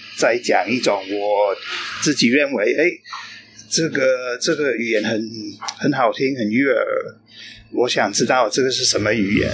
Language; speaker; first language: Chinese; non-native, fluent; English